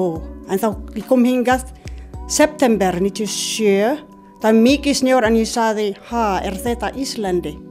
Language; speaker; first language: Icelandic; non-native, learner; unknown